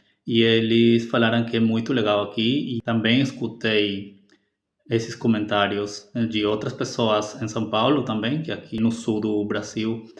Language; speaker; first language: Portuguese; non-native, fluent; Spanish